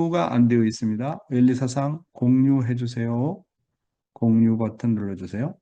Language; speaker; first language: Korean; native; Korean